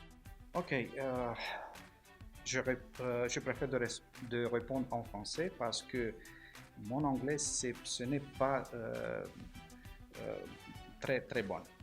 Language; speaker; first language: French; non-native, fluent; Romanian